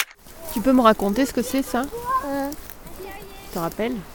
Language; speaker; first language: French; native; French